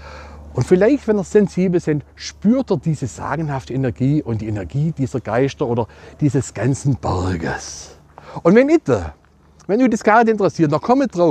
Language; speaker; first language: German; native; German